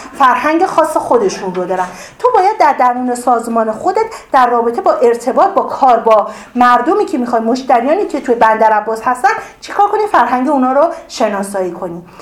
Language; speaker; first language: Persian; native; Persian